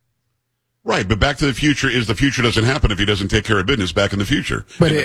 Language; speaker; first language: English; native; English